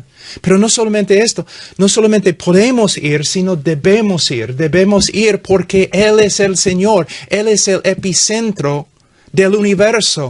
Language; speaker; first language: Spanish; non-native, fluent; English